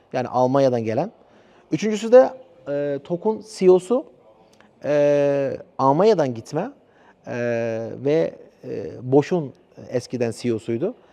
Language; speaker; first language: Turkish; early bilingual, heritage; Turkish